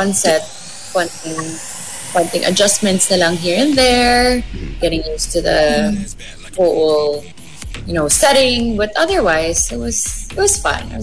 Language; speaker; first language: English; non-native, local second language; Filipino